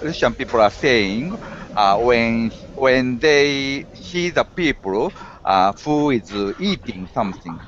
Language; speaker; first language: English; non-native, learner; Japanese